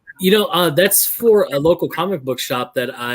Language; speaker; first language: English; native; English